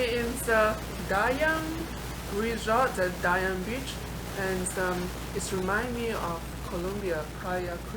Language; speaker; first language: English; non-native, fluent; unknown